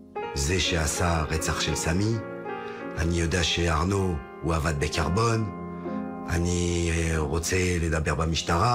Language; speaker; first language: Hebrew; non-native, fluent; French